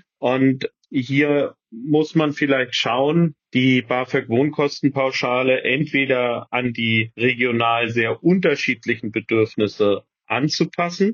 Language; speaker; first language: German; native; German